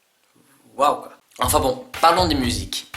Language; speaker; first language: French; native; French